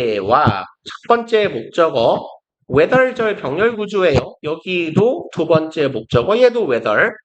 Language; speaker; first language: Korean; native; Korean